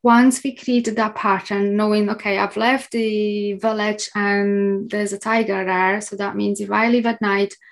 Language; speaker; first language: English; non-native, fluent; Polish